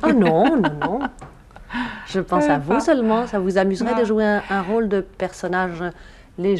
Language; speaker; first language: French; native; French